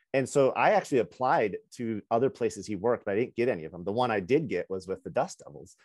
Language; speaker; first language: English; native; English